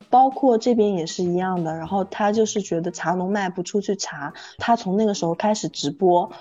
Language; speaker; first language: Chinese; native; Chinese